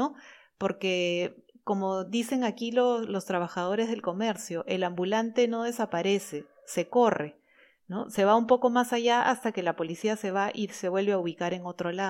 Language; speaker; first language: Spanish; native; Spanish